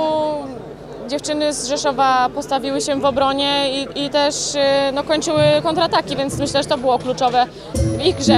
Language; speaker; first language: Polish; native; Polish